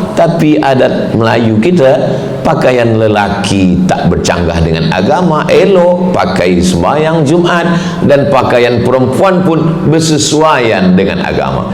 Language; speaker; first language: Malay; native; Malay